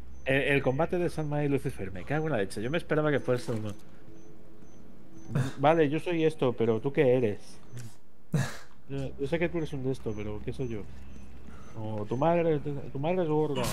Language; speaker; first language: Spanish; native; Spanish